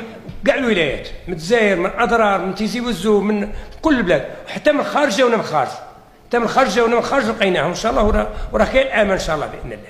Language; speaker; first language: Arabic; native; Arabic